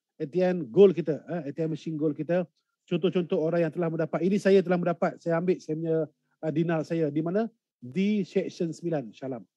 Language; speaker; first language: Malay; native; Malay